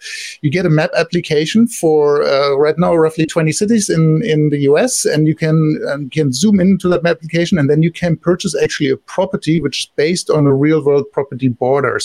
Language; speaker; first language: English; non-native, fluent; German